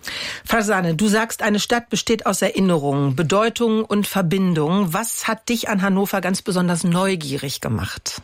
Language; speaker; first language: German; native; German